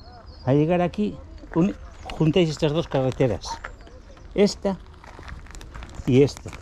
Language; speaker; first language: Spanish; native; Spanish